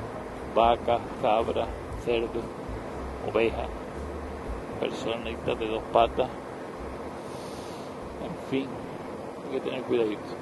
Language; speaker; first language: Spanish; native; Spanish